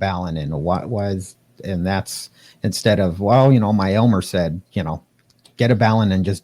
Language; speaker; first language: English; native; English